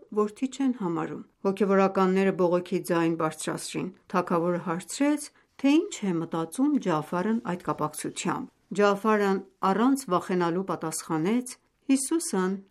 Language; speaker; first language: Armenian; native; Armenian